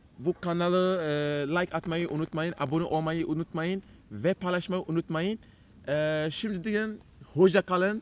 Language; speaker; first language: Turkish; non-native, fluent; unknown